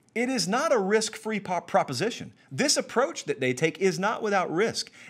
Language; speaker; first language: English; native; English